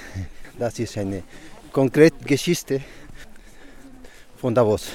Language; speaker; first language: German; non-native, learner; Spanish